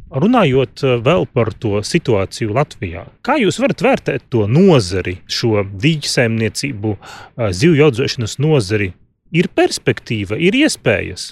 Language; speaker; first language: Latvian; native; Latvian